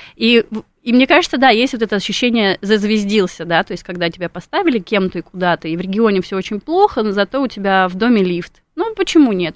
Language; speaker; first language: Russian; native; Russian